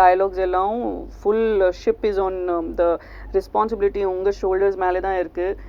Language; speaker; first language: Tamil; non-native, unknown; Gujarati